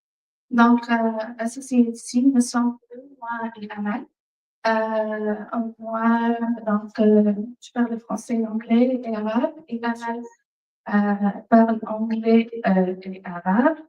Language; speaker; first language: French; non-native, fluent; Arabic